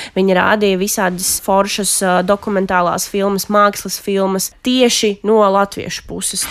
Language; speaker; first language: Latvian; native; Latvian